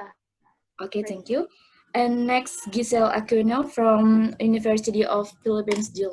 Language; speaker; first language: English; non-native, fluent; Indonesian